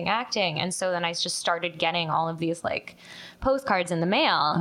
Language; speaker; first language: English; native; English